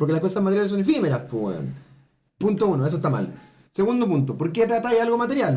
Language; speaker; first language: Spanish; native; Spanish